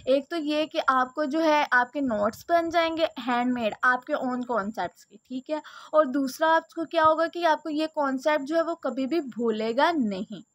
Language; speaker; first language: Urdu; native; Urdu